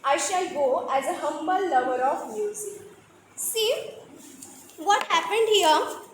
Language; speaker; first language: English; non-native, local second language; Marathi